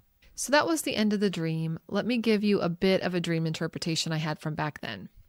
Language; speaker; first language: English; native; English